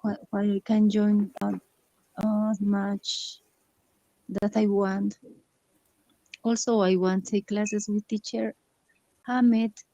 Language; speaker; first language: English; non-native, learner; Spanish